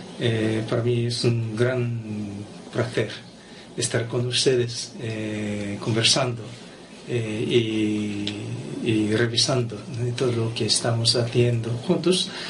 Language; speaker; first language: Spanish; non-native, fluent; Japanese